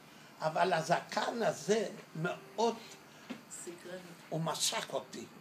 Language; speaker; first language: Hebrew; non-native, fluent; Yiddish